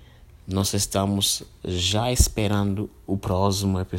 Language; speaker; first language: Portuguese; non-native, fluent; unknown